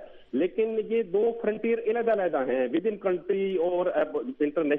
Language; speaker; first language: Urdu; native; Urdu